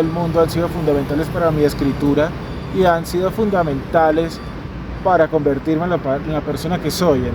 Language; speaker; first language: Spanish; native; Spanish